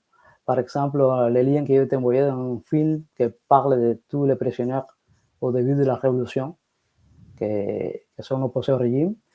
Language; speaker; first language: French; non-native, fluent; Spanish